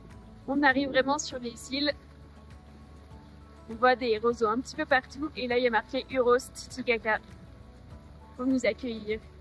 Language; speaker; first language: French; native; French